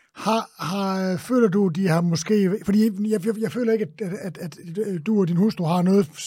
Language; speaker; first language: Danish; native; Danish